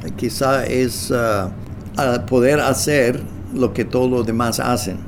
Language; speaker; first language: Spanish; non-native, fluent; English